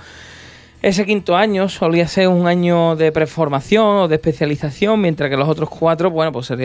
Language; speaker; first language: Spanish; native; Spanish